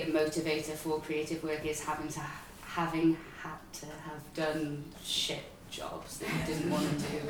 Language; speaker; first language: English; native; English